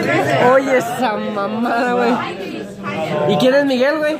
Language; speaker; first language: Spanish; native; Spanish